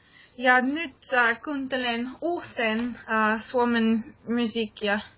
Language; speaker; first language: Finnish; non-native, learner; English